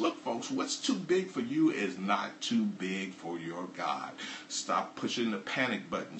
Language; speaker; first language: English; native; English